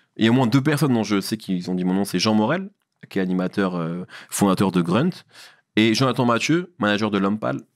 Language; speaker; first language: French; early bilingual, other home language; Arabic